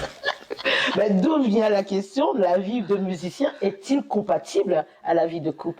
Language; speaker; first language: French; native; French